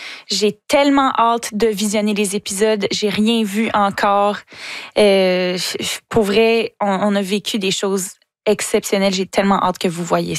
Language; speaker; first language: French; native; French